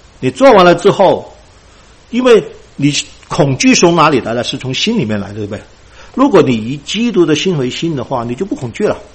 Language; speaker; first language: Chinese; non-native, local second language; Cantonese